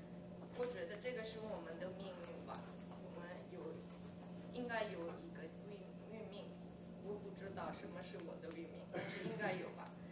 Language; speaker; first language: Chinese; early bilingual, heritage; English